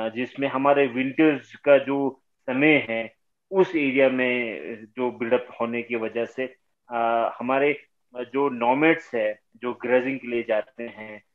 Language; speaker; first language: Hindi; native; Hindi